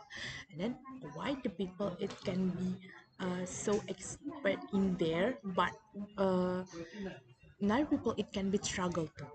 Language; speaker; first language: English; non-native, learner; Indonesian